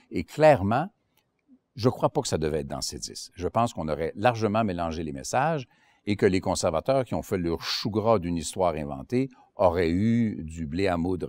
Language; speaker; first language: French; native; French